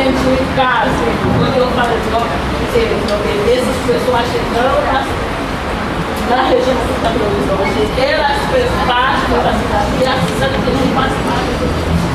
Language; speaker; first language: Portuguese; non-native, learner; Haitian Creole